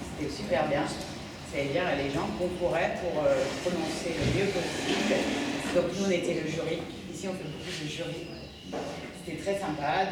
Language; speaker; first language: French; native; French